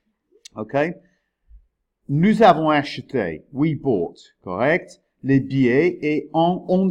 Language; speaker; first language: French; non-native, fluent; English